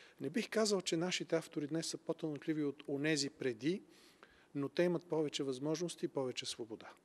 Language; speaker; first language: Bulgarian; native; Bulgarian